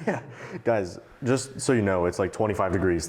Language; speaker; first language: English; native; English